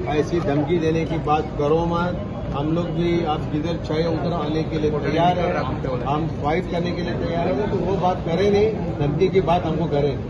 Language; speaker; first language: Hindi; non-native, local second language; Marathi